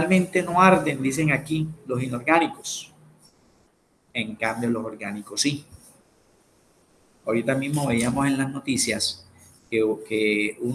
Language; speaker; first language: Spanish; native; Spanish